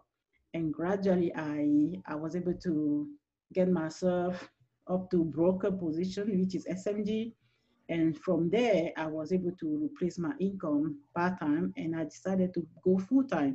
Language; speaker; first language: English; non-native, local second language; French